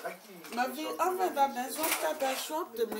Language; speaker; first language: Swedish; non-native, learner; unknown